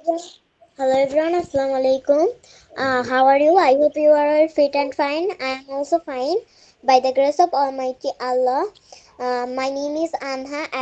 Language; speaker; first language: English; non-native, learner; Bangla